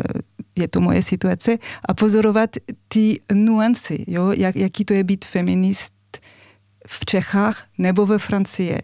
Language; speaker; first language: Czech; non-native, fluent; French